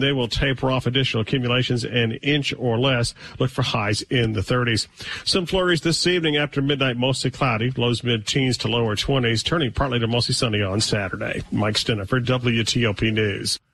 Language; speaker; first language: English; native; English